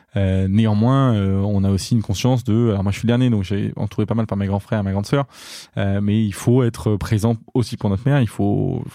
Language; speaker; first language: French; native; French